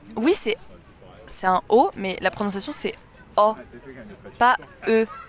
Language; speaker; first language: French; native; French